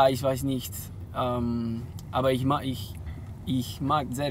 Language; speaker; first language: German; non-native, learner; Spanish